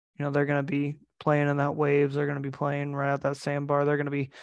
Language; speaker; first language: English; native; English